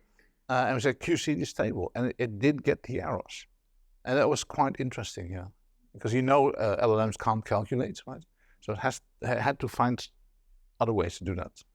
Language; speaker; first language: English; non-native, fluent; Dutch